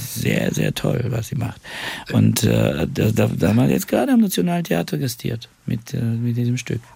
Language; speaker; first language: German; non-native, fluent; Bulgarian